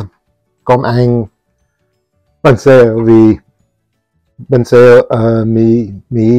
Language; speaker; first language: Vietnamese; non-native, learner; Italian